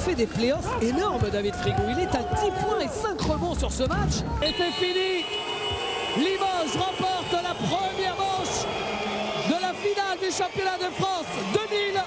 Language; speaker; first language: French; native; French